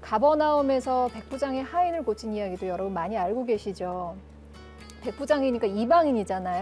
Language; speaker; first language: Korean; native; Korean